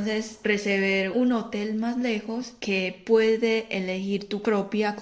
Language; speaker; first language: Spanish; non-native, fluent; Chinese